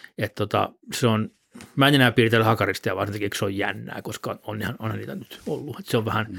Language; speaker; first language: Finnish; native; Finnish